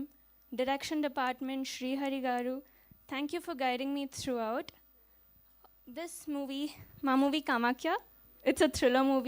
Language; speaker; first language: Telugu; non-native, learner; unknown